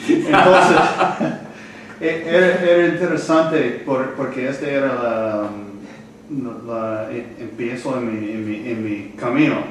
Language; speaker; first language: Spanish; non-native, learner; English